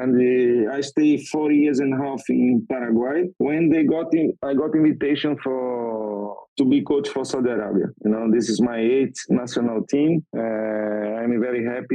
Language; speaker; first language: English; non-native, learner; Portuguese